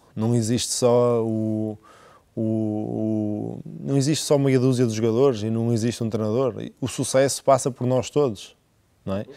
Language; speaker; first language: Portuguese; native; Portuguese